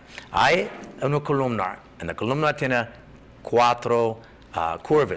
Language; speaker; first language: Spanish; non-native, learner; English